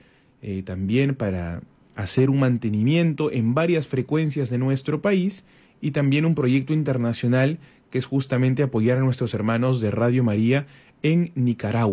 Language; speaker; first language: Spanish; native; Spanish